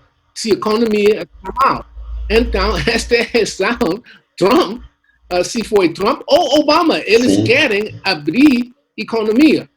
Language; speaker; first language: Portuguese; non-native, learner; English